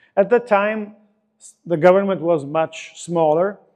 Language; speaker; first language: English; non-native, fluent; Italian